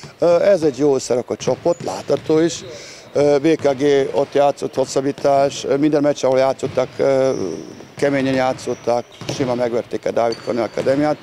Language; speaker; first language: Hungarian; non-native, learner; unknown